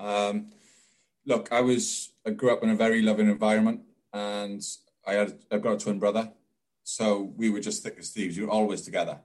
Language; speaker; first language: English; native; English